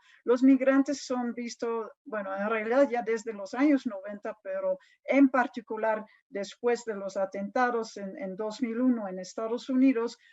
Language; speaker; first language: Spanish; non-native, fluent; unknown